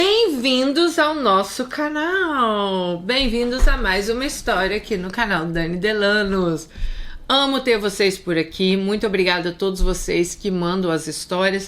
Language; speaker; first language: Portuguese; native; Portuguese